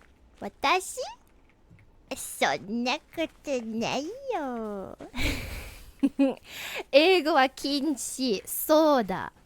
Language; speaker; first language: Japanese; non-native, learner; English